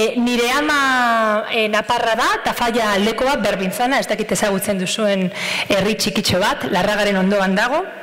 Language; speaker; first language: Basque; non-native, local second language; Spanish